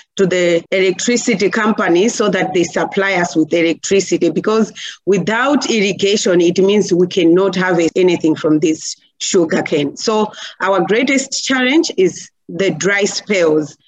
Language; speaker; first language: English; non-native, local second language; Nyanja